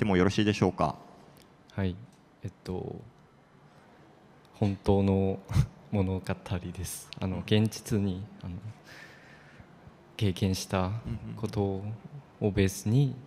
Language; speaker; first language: Japanese; non-native, fluent; Chinese